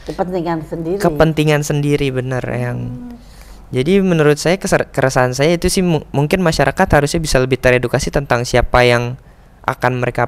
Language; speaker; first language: Indonesian; native; Indonesian